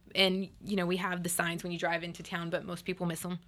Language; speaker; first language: English; native; English